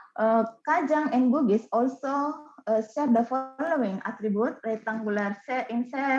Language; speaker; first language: English; non-native, learner; Indonesian